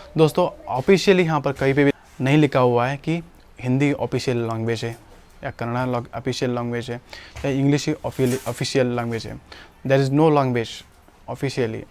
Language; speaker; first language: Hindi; non-native, local second language; Kannada